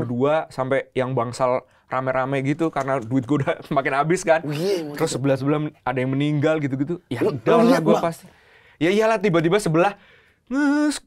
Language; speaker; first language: Indonesian; native; Indonesian